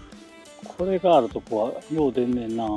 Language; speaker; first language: Japanese; native; Japanese